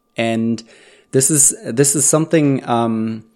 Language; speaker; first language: English; non-native, fluent; German